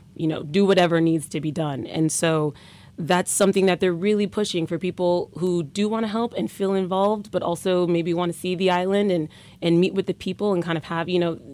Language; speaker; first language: English; native; English